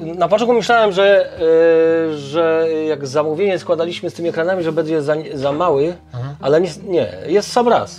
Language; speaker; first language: Polish; native; Polish